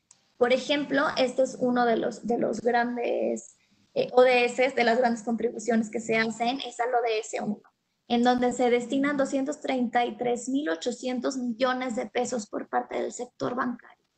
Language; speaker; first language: Spanish; native; Spanish